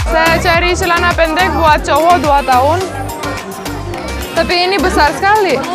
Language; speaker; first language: Indonesian; non-native, fluent; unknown